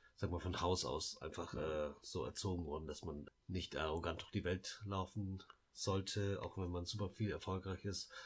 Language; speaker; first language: German; early bilingual, other home language; Lao